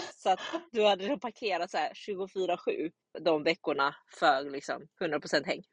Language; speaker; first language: Swedish; native; Swedish